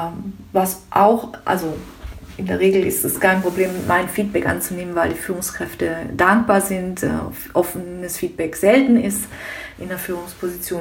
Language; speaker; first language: German; native; German